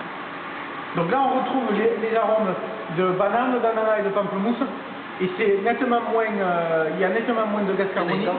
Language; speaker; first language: French; native; French